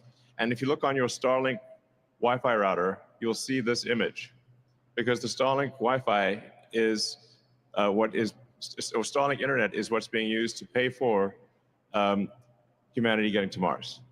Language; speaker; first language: English; native; English